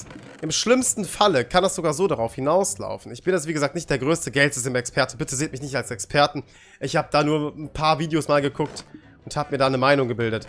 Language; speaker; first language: German; native; German